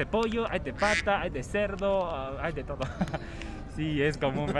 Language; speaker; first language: Spanish; non-native, fluent; Chinese